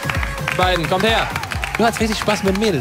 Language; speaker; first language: German; native; German